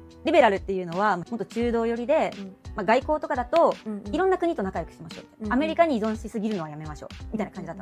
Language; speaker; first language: Japanese; native; Japanese